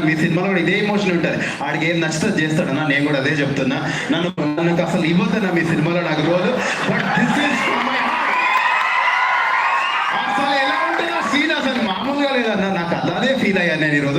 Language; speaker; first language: Telugu; native; Telugu